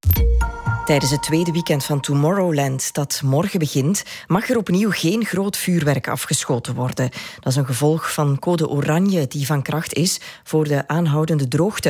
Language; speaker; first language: Dutch; native; Dutch